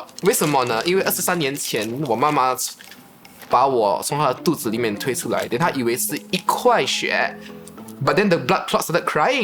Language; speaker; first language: Chinese; non-native, local second language; English